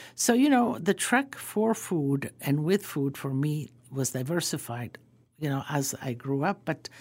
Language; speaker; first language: English; early bilingual, other home language; Croatian